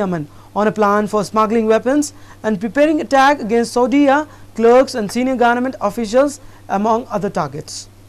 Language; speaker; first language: English; non-native, local second language; Urdu